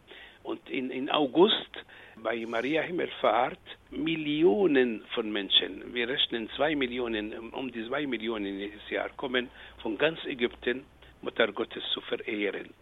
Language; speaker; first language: German; non-native, fluent; Arabic